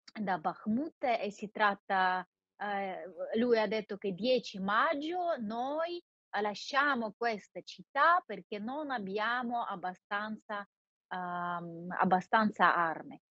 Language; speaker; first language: Italian; non-native, fluent; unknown